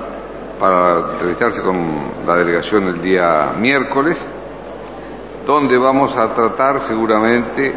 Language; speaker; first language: Spanish; native; Spanish